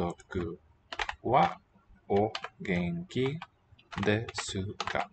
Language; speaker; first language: Japanese; non-native, learner; English